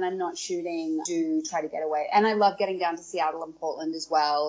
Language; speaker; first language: English; native; English